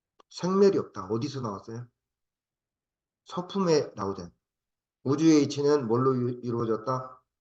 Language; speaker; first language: Korean; native; Korean